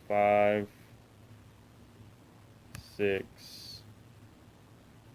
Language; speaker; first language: English; native; English